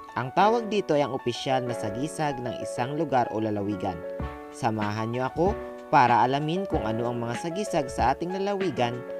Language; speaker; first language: Filipino; non-native, local second language; Bikol